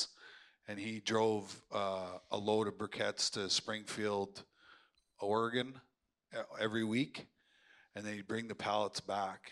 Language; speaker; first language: English; native; English